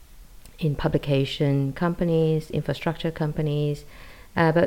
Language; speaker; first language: English; non-native, local second language; Cantonese